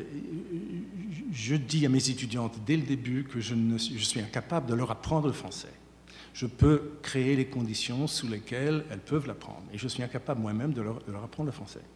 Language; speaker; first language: French; native; French